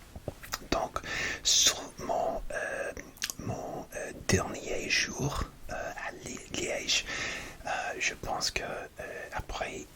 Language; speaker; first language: French; non-native, learner; English